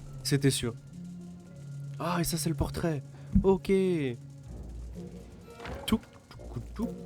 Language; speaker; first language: French; native; French